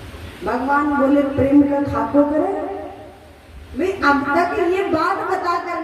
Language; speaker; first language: Hindi; native; Hindi